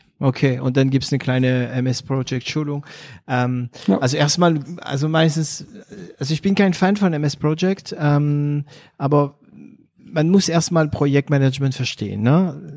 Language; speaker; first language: German; non-native, fluent; French